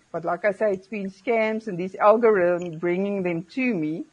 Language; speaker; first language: English; non-native, local second language; Afrikaans